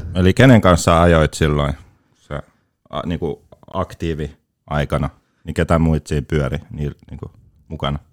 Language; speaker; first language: Finnish; early bilingual, other home language; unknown